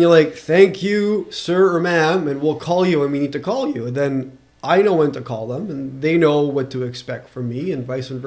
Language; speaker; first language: English; non-native, local second language; French